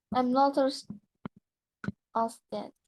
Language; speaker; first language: English; non-native, learner; Chinese